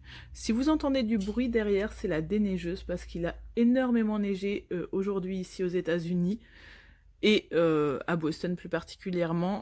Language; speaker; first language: French; native; French